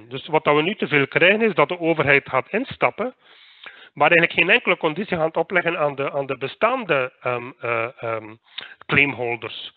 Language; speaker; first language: Dutch; native; Dutch